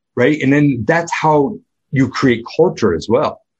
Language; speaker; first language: English; native; English